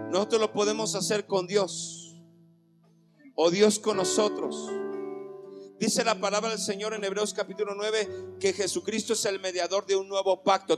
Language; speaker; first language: Spanish; native; Spanish